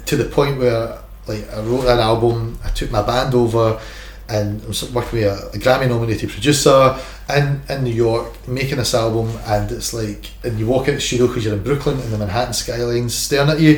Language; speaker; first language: English; native; English